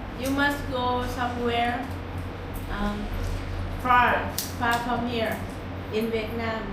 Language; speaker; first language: English; non-native, learner; Vietnamese